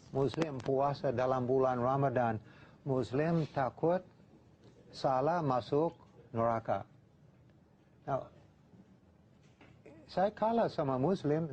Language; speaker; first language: Indonesian; non-native, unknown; English